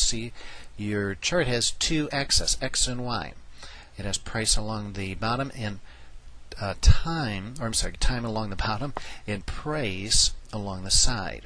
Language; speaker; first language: English; native; English